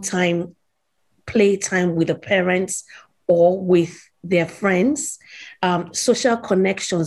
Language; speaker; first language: English; non-native, local second language; Yoruba